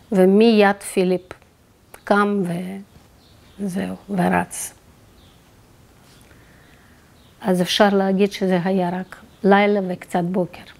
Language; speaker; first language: Hebrew; non-native, fluent; Russian